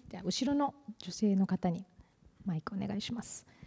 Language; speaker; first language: Japanese; native; Japanese